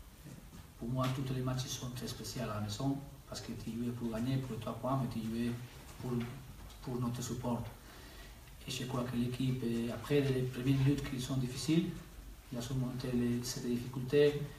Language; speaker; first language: French; non-native, learner; Spanish